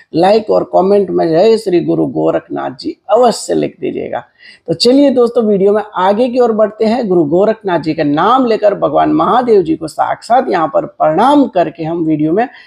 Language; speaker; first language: Hindi; non-native, local second language; Gujarati